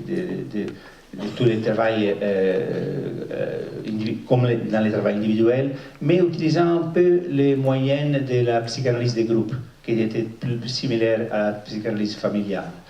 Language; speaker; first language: French; non-native, fluent; Italian